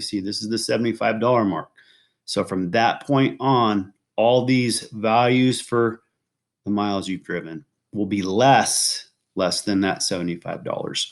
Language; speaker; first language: English; native; English